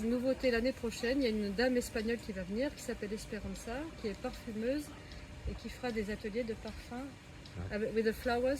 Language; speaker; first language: French; native; French